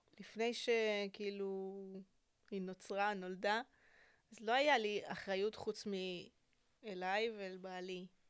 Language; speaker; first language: Hebrew; early bilingual, other home language; Russian